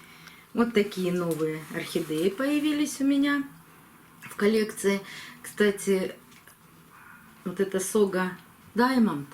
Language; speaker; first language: Russian; native; Russian